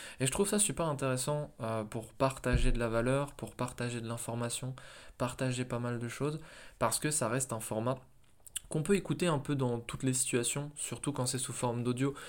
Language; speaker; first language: French; native; French